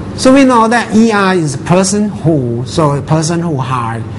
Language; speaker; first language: English; non-native, fluent; Thai